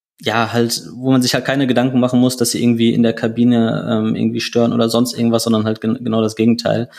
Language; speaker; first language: German; native; German